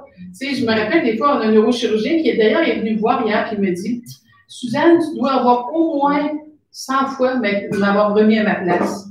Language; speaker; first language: French; native; French